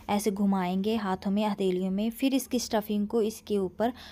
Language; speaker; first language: Hindi; native; Hindi